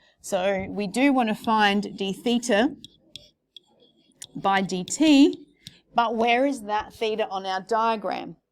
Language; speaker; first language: English; native; English